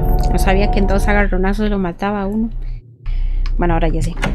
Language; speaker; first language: Spanish; native; Spanish